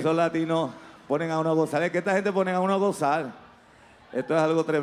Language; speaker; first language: Spanish; native; Spanish